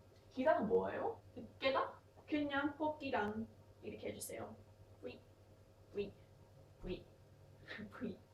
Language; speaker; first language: Korean; non-native, learner; English